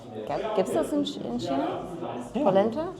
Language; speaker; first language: German; non-native, fluent; French